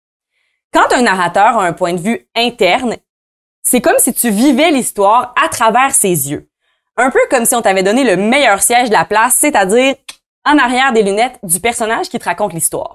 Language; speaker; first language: French; native; French